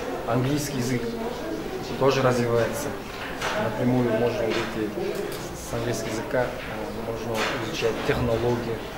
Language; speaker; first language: Russian; non-native, local second language; Kazakh